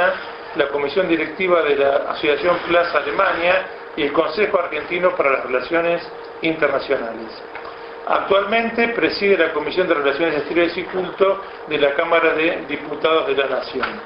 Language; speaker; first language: Spanish; native; Spanish